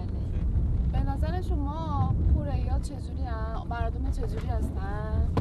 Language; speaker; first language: Persian; non-native, learner; Korean